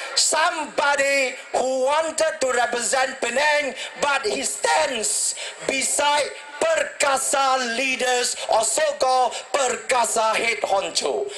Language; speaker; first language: English; non-native, local second language; Chinese